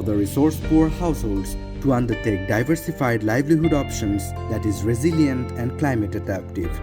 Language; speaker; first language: English; non-native, local second language; Bangla